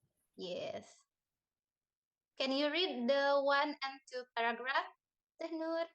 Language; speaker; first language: English; non-native, learner; Indonesian